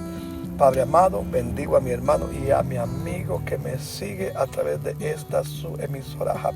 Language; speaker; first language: Spanish; native; Spanish